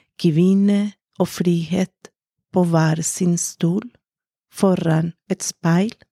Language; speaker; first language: Norwegian; non-native, fluent; Spanish